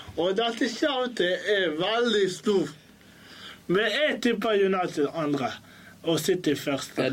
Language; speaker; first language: Norwegian; early bilingual, other home language; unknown